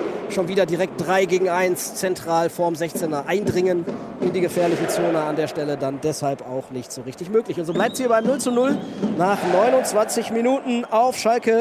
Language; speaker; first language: German; native; German